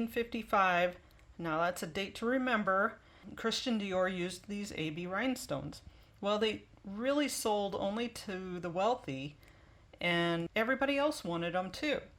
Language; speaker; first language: English; native; English